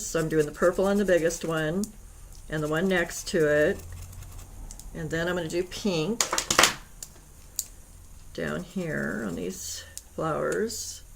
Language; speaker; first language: English; native; English